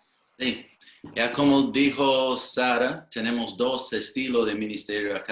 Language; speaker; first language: Spanish; non-native, fluent; English